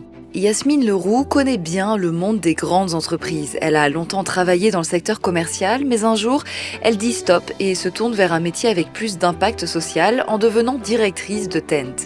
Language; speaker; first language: French; native; French